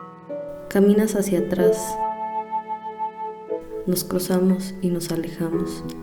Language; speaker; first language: Spanish; native; Spanish